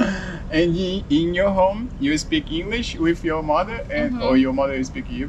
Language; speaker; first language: English; non-native, learner; Portuguese